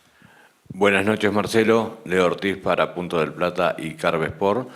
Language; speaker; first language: Spanish; native; Spanish